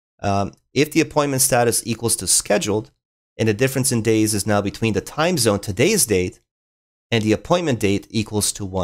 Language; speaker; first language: English; native; English